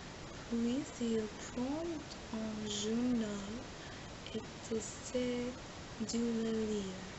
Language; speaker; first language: French; non-native, learner; English